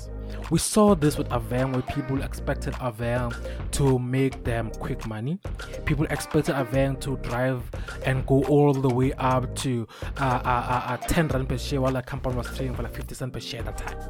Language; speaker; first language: English; non-native, local second language; Swati